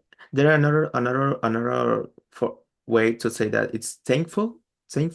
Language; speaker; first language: English; non-native, learner; Spanish